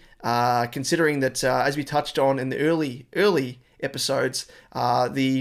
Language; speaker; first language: English; native; English